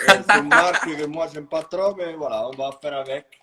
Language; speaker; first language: French; non-native, fluent; Italian